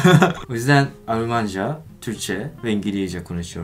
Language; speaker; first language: Turkish; non-native, learner; Japanese